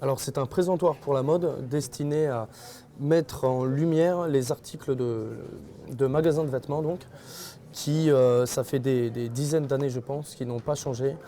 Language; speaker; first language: French; native; French